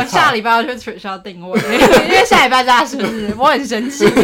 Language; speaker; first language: Chinese; native; Chinese